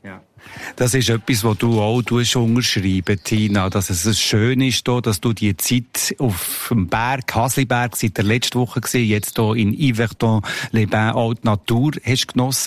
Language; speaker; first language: German; native; German